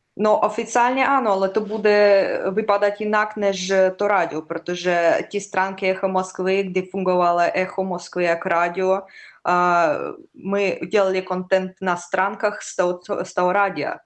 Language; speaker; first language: Czech; non-native, learner; Russian